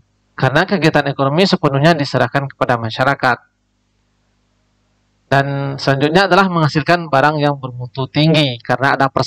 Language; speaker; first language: Indonesian; native; Indonesian